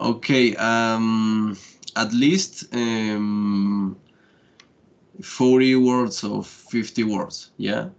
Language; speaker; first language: English; non-native, fluent; Spanish